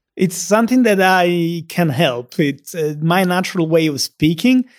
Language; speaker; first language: English; non-native, fluent; Italian